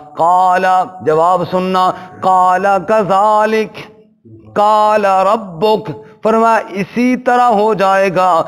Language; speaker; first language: Urdu; non-native, local second language; Punjabi